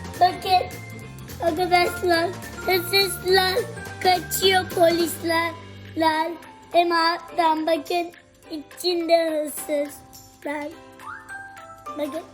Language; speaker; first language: Turkish; early bilingual, heritage; Turkish